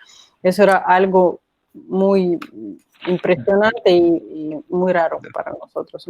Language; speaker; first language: Spanish; non-native, fluent; Russian